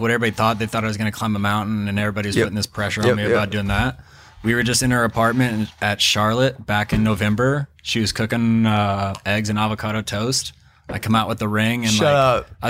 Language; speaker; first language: English; native; English